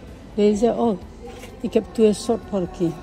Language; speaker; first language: Dutch; non-native, learner; Indonesian